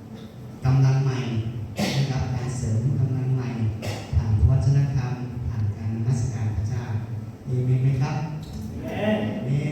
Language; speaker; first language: Thai; non-native, local second language; Iu Mien